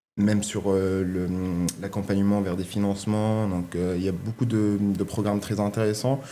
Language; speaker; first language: French; non-native, local second language; Arabic